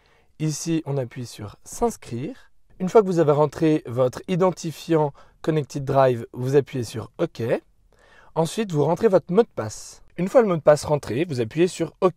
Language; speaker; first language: French; native; French